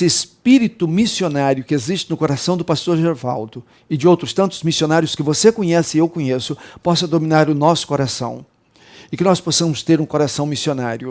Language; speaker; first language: Portuguese; native; Portuguese